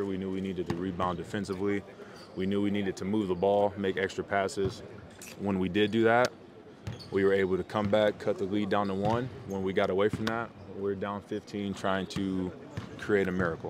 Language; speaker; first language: English; native; English